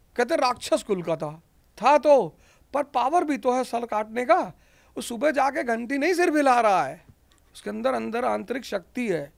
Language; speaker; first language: Hindi; native; Hindi